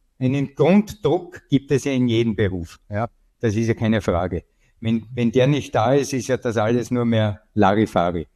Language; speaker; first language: German; native; German